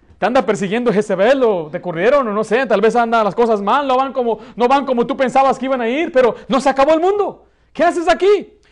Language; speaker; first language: Spanish; early bilingual, heritage; Spanish